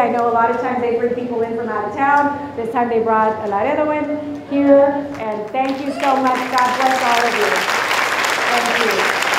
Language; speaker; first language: English; early bilingual, other home language; Spanish